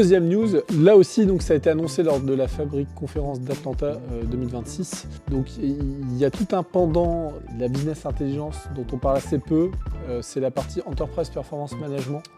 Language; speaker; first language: French; native; French